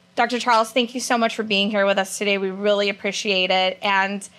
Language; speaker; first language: English; native; English